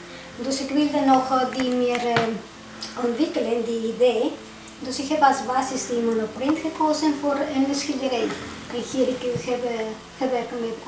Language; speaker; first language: Dutch; non-native, fluent; Spanish